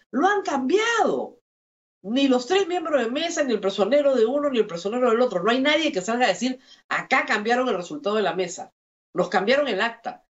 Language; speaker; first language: Spanish; native; Spanish